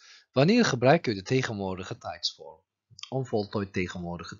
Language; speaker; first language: Dutch; non-native, fluent; Turkish